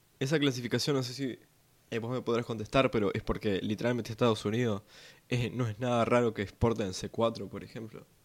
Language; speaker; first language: Spanish; native; Spanish